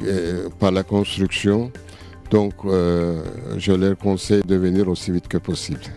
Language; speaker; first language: French; non-native, fluent; Turkish